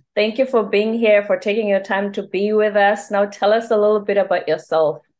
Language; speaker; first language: English; non-native, local second language; Zulu